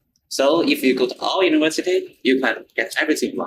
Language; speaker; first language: English; non-native, learner; Chinese